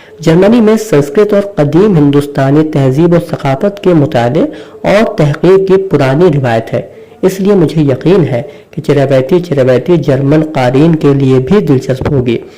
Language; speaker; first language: Urdu; native; Urdu